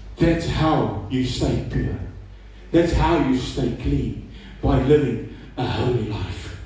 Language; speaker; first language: English; non-native, local second language; Afrikaans